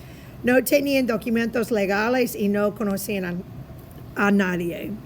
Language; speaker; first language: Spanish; non-native, fluent; English